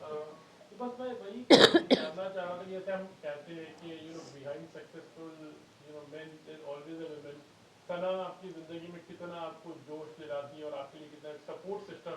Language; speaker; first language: Hindi; native; Hindi